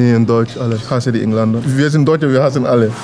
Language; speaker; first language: German; non-native, learner; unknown